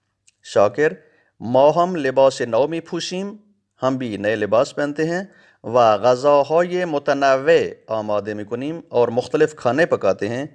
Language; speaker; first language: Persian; non-native, fluent; Urdu